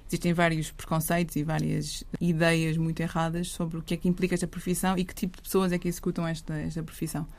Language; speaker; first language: Portuguese; native; Portuguese